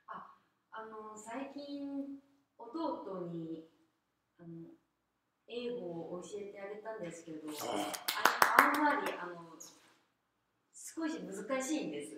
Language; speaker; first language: Japanese; non-native, fluent; Korean